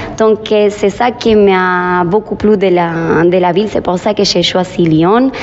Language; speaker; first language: French; non-native, fluent; Spanish